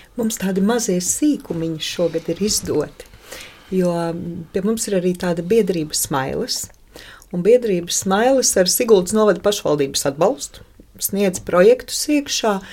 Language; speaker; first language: Latvian; native; Latvian